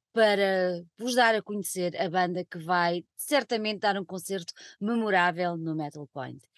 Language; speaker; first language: Portuguese; native; Portuguese